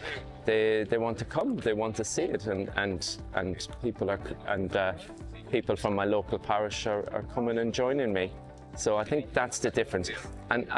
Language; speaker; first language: English; native; English